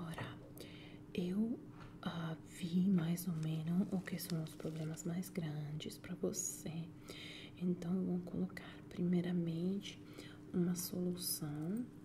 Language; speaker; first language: Portuguese; non-native, fluent; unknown